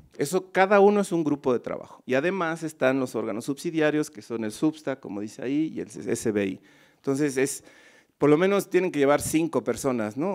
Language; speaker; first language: Spanish; native; Spanish